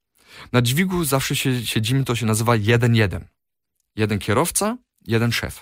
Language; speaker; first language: Polish; early bilingual, heritage; Polish